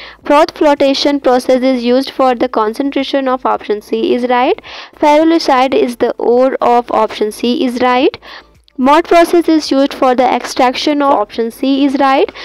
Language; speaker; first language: English; non-native, local second language; Hindi